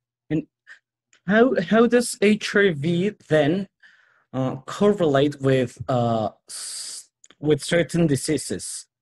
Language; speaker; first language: English; non-native, fluent; Spanish